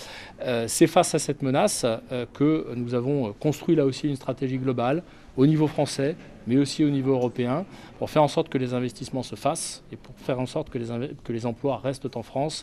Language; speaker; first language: French; native; French